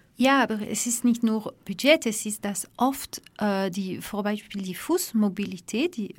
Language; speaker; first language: German; non-native, fluent; French